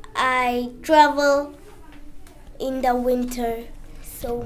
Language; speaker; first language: English; non-native, learner; Bangla